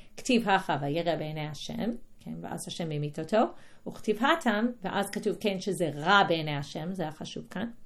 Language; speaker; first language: Hebrew; non-native, fluent; English